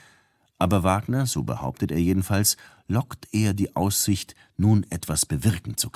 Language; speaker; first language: German; native; German